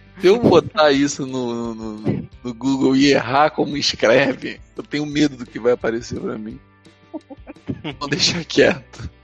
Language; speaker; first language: Portuguese; native; Portuguese